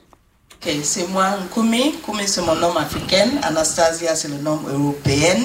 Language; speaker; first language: French; non-native, learner; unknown